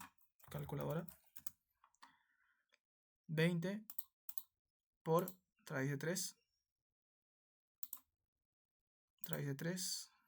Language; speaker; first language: Spanish; native; Spanish